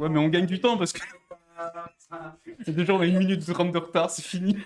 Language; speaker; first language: French; native; French